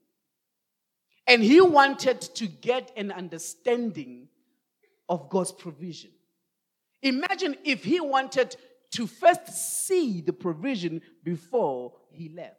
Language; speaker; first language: English; non-native, local second language; Tswana